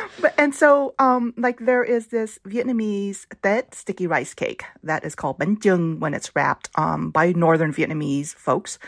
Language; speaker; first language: English; early bilingual, other home language; Vietnamese